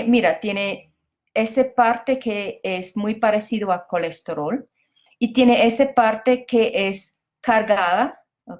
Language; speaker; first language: Spanish; non-native, fluent; English